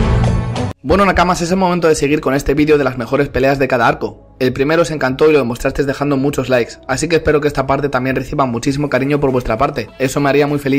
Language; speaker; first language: Spanish; native; Spanish